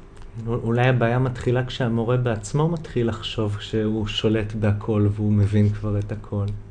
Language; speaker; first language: Hebrew; native; Hebrew